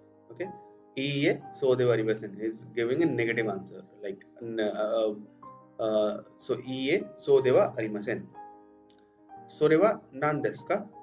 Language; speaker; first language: Japanese; non-native, fluent; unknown